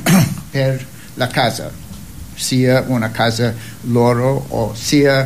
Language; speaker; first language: Italian; non-native, fluent; English